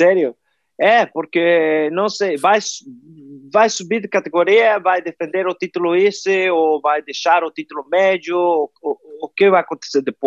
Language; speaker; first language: Portuguese; non-native, fluent; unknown